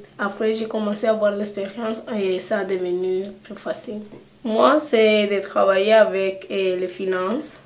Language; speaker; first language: French; early bilingual, other home language; Spanish